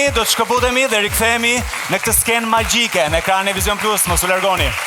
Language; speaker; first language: Albanian; native; Albanian